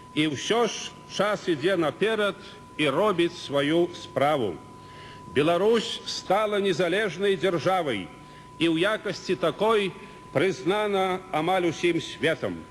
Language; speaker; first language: Belarusian; native; Belarusian